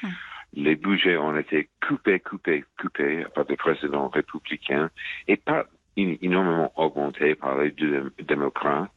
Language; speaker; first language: French; non-native, fluent; English